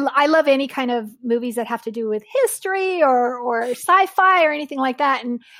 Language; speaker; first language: English; native; English